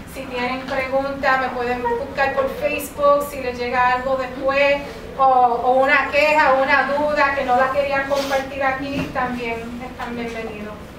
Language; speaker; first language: Spanish; early bilingual, heritage; Spanish